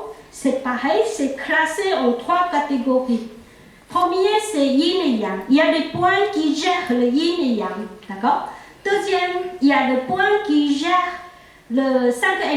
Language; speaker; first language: French; non-native, local second language; Chinese